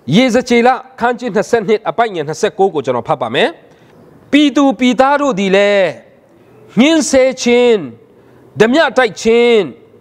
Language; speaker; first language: Burmese; non-native, local second language; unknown